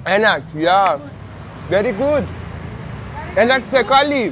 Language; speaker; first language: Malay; non-native, learner; Persian